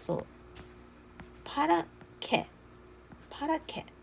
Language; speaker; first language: Spanish; non-native, learner; Japanese